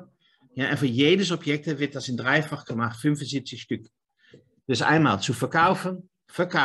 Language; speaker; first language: German; non-native, learner; Dutch